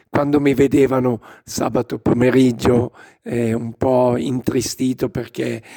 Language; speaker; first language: Italian; native; Italian